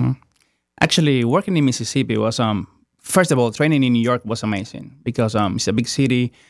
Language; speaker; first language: English; non-native, fluent; Spanish